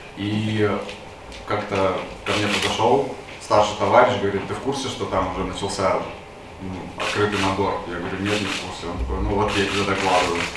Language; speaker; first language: Russian; native; Russian